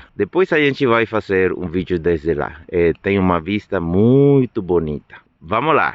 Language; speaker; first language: Portuguese; non-native, fluent; Spanish